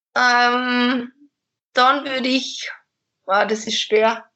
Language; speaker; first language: German; native; German